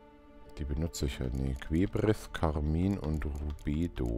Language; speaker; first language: German; native; German